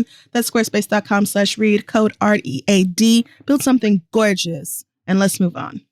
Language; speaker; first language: English; native; English